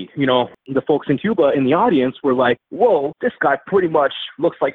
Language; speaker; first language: English; native; English